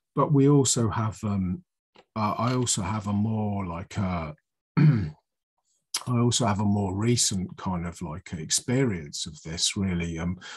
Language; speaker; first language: English; native; English